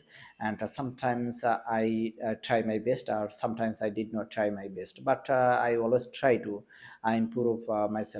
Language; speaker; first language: English; non-native, learner; Bangla